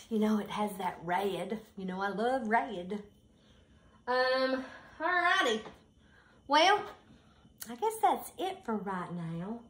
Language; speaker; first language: English; native; English